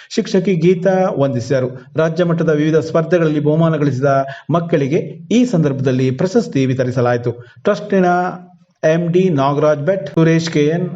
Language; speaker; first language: Kannada; native; Kannada